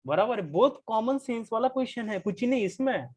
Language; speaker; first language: Hindi; non-native, local second language; Marathi